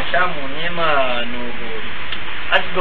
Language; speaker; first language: Bulgarian; non-native, learner; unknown